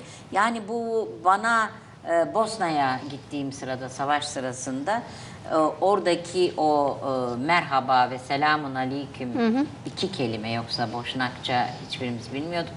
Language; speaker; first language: Turkish; native; Turkish